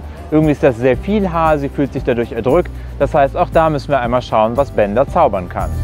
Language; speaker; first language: German; native; German